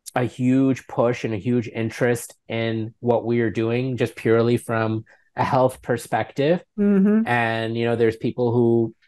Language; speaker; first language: English; native; English